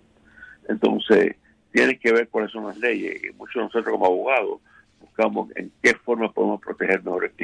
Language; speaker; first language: Spanish; native; Spanish